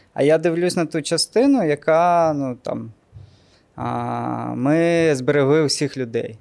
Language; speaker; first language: Ukrainian; non-native, local second language; Russian